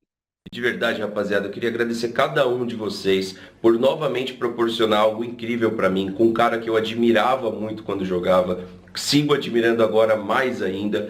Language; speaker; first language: Portuguese; native; Portuguese